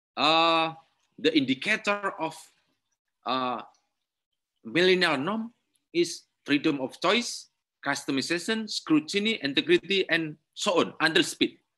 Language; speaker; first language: English; non-native, learner; Indonesian